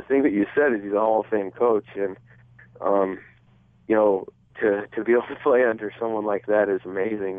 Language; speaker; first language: English; native; English